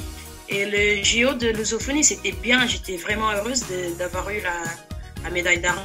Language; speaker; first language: French; non-native, fluent; Portuguese